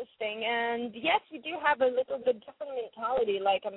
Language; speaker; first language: English; non-native, learner; Ukrainian